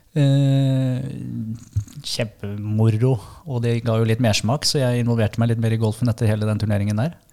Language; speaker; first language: Norwegian; native; Norwegian